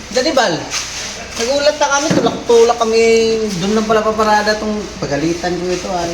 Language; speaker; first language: Filipino; native; Filipino